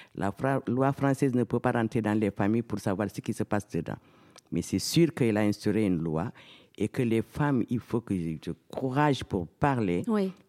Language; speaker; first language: French; non-native, local second language; Fula